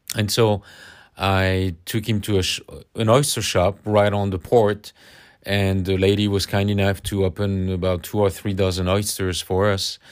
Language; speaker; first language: English; non-native, fluent; French